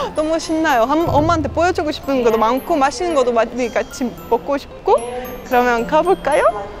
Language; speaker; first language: Korean; non-native, fluent; Estonian